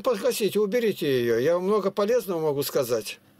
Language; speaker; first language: Russian; native; Russian